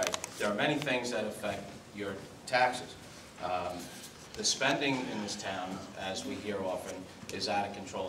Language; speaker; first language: English; native; English